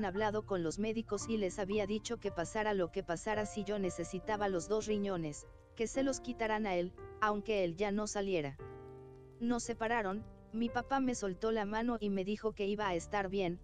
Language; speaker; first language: Spanish; native; Spanish